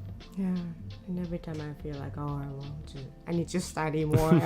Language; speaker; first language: English; non-native, learner; Japanese